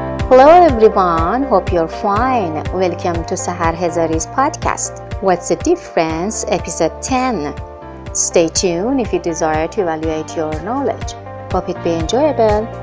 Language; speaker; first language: English; non-native, fluent; Persian